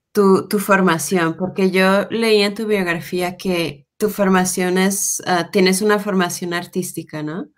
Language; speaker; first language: Spanish; non-native, fluent; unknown